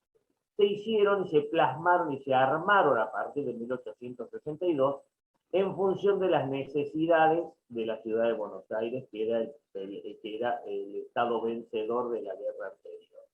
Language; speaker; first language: Spanish; native; Spanish